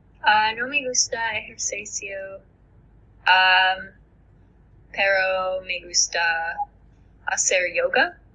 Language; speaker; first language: Spanish; non-native, learner; English